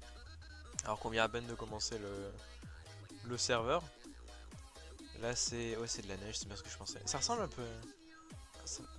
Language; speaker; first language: French; native; French